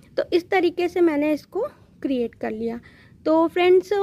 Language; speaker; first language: Hindi; native; Hindi